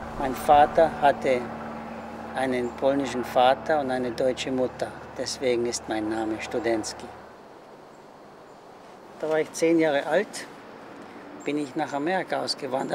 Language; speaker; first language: German; early bilingual, heritage; German